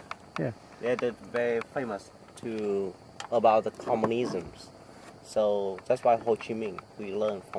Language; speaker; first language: English; non-native, learner; Vietnamese